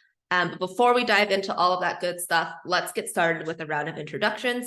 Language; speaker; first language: English; native; English